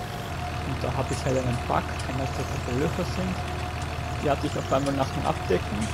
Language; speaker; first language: German; native; German